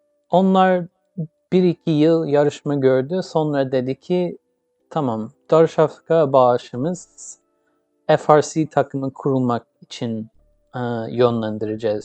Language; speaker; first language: Turkish; early bilingual, heritage; English